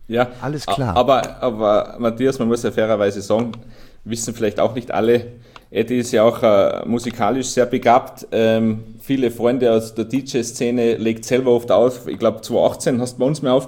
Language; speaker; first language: German; native; German